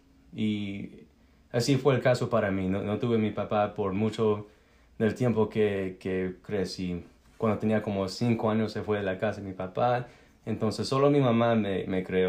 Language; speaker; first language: Spanish; early bilingual, heritage; Spanish